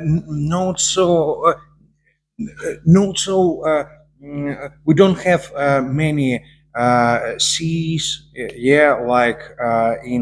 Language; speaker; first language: English; non-native, learner; Russian